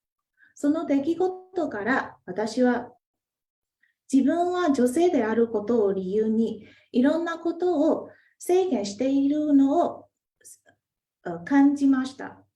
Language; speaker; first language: Japanese; non-native, fluent; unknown